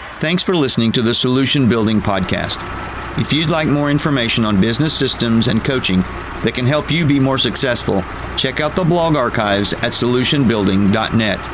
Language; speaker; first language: English; native; English